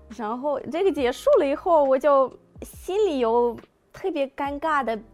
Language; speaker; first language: Chinese; non-native, fluent; Russian